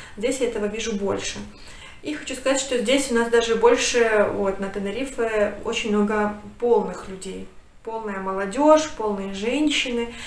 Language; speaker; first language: Russian; native; Russian